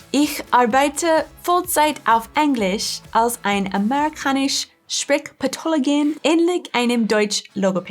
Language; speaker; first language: German; non-native, learner; English